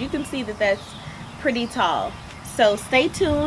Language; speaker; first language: English; native; English